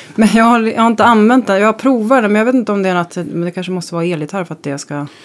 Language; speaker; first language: Swedish; native; Swedish